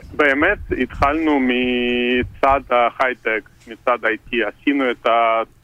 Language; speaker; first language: Hebrew; non-native, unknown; Russian